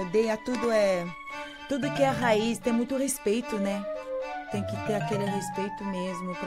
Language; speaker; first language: Portuguese; non-native, fluent; Mandingo